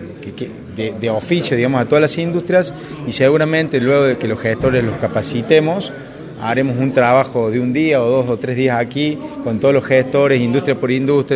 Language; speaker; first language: Spanish; native; Spanish